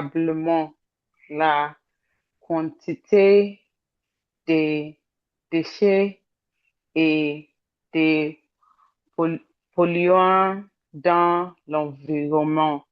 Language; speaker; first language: French; non-native, learner; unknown